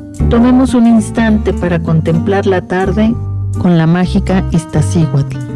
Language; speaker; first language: Spanish; native; Spanish